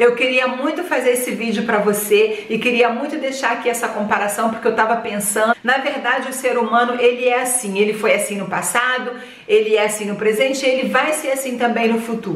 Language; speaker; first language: Portuguese; native; Portuguese